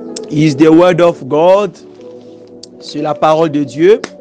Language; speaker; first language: French; non-native, local second language; Lingala